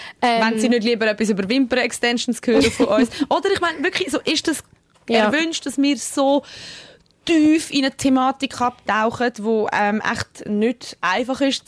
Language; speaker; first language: German; native; German